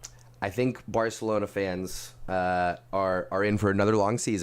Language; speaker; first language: English; native; English